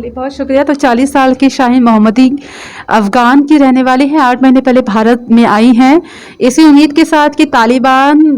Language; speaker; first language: Hindi; native; Hindi